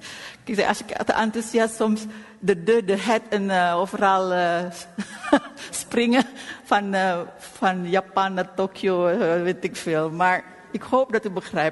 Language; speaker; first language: Dutch; non-native, fluent; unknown